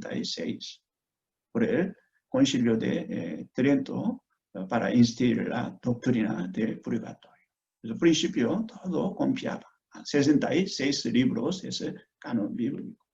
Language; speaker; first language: Spanish; non-native, fluent; Korean